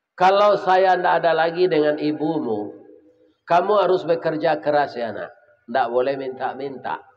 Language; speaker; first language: Malay; non-native, local second language; Minangkabau